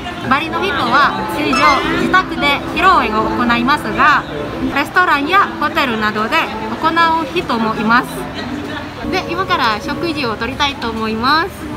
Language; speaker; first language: Japanese; non-native, fluent; Balinese